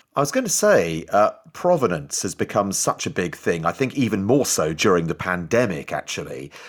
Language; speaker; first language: English; native; English